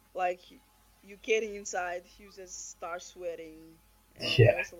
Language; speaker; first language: English; non-native, fluent; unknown